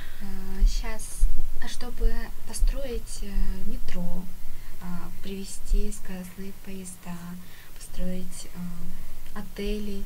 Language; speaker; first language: Russian; non-native, local second language; Kyrgyz